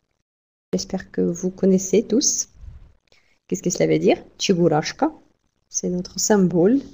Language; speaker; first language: French; non-native, fluent; Russian